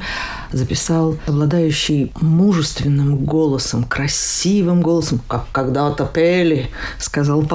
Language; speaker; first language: Russian; native; Russian